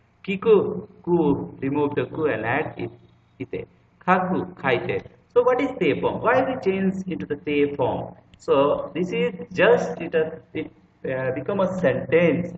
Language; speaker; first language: English; non-native, local second language; Nepali